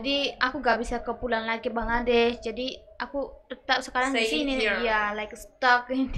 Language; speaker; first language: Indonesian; early bilingual, other home language; Bangla